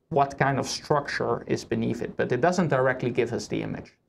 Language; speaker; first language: English; non-native, fluent; Dutch